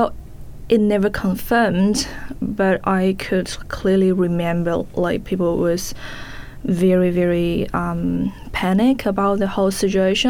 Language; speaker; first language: English; non-native, fluent; Chinese